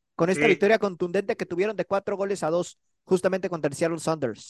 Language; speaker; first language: Spanish; native; Spanish